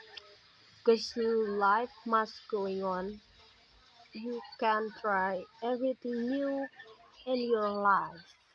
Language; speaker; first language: English; non-native, learner; Indonesian